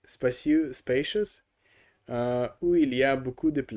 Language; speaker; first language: French; non-native, learner; Russian